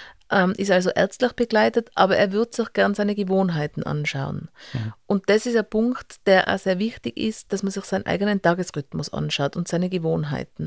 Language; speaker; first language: German; native; German